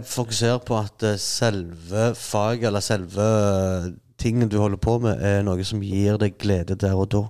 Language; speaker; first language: Norwegian; non-native, fluent; Arabic